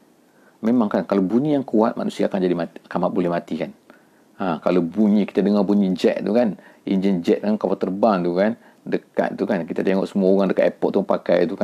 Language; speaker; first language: Malay; native; Malay